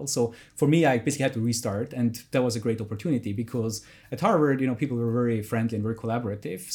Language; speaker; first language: English; non-native, fluent; German